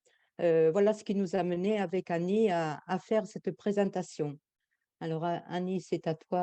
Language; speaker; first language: French; native; French